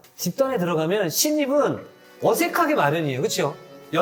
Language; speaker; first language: Korean; native; Korean